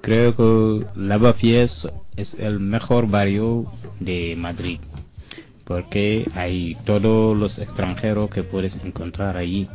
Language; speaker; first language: Spanish; non-native, learner; French